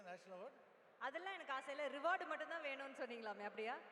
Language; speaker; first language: Tamil; native; Tamil